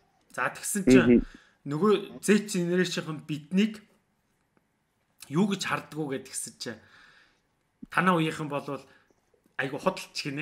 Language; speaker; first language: Mongolian; native; Mongolian